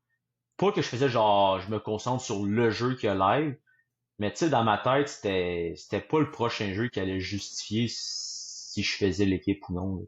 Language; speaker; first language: French; native; French